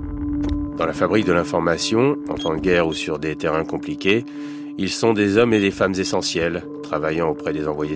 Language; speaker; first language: French; native; French